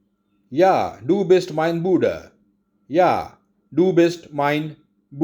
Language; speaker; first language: German; non-native, learner; Urdu